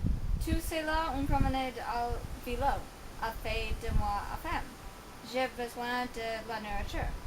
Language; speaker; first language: French; non-native, learner; English